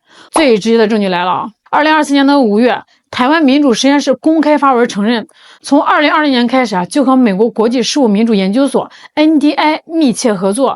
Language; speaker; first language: Chinese; native; Chinese